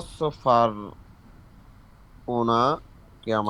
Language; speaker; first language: Italian; non-native, learner; Bangla